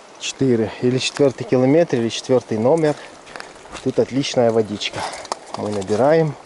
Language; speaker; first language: Russian; native; Russian